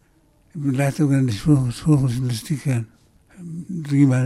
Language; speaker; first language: Dutch; early bilingual, other home language; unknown